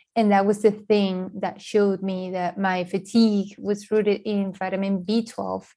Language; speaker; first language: English; non-native, fluent; Spanish